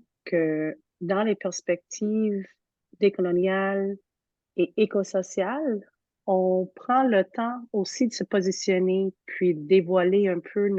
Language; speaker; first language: French; native; French